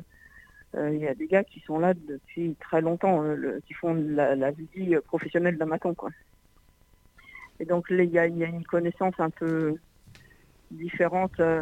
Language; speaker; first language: French; native; French